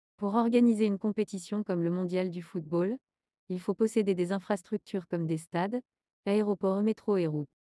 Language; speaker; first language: French; non-native, learner; Spanish